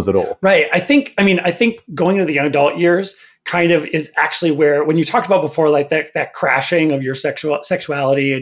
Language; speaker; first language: English; native; English